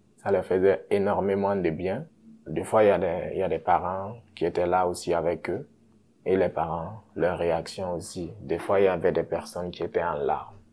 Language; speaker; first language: French; non-native, local second language; Susu